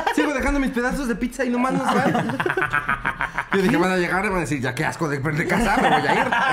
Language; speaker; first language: Spanish; native; Spanish